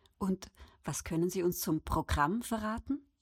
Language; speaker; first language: German; native; German